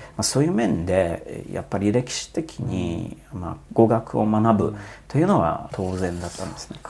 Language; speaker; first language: Japanese; non-native, fluent; Polish